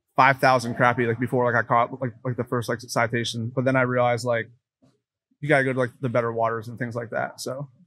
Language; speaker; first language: English; native; English